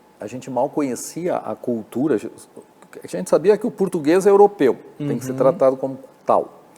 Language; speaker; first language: Portuguese; native; Portuguese